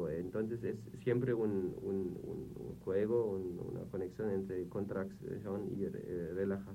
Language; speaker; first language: Spanish; non-native, fluent; German